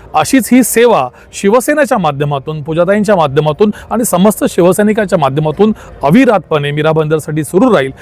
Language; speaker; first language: Marathi; native; Marathi